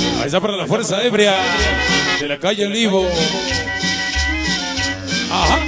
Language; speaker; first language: Spanish; native; Spanish